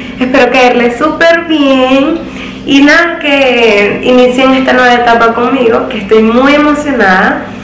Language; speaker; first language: Spanish; native; Spanish